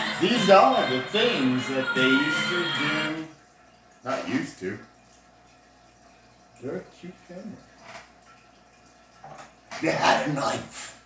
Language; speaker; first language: English; native; English